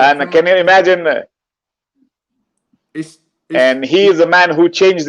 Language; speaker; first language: English; non-native, local second language; Bangla